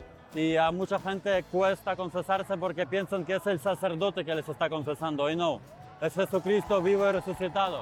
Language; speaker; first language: Spanish; non-native, fluent; Ukrainian